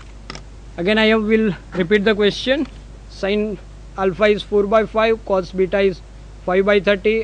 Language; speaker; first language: English; non-native, local second language; Gujarati